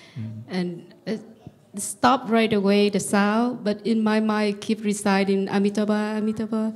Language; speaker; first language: English; non-native, learner; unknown